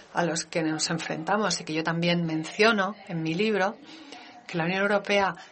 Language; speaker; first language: Spanish; non-native, fluent; Danish